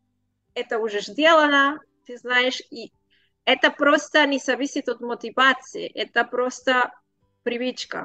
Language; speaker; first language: Russian; non-native, learner; Spanish